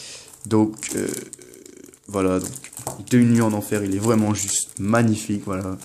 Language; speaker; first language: French; native; French